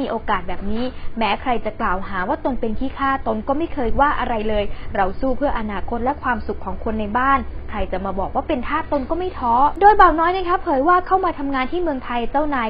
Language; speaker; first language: Thai; native; Thai